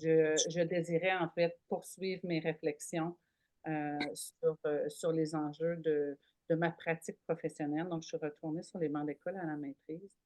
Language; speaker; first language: French; native; French